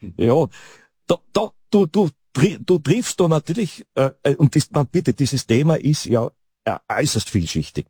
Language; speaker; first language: German; native; German